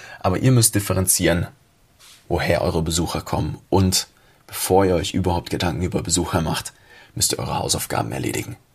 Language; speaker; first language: German; native; German